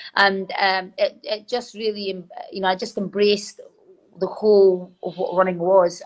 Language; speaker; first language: English; native; English